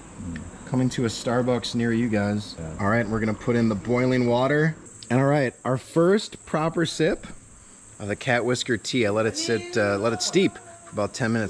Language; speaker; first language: English; native; English